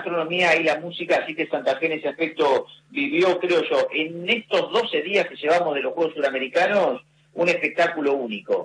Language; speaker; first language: Spanish; native; Spanish